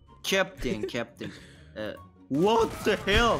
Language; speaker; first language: English; non-native, learner; Turkish